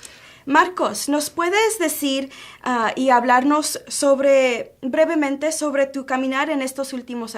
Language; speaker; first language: Spanish; early bilingual, heritage; Spanish